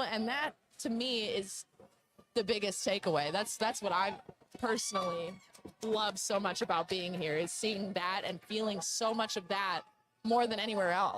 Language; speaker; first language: English; native; English